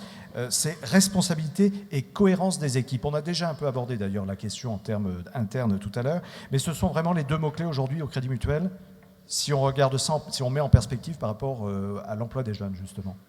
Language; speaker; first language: French; native; French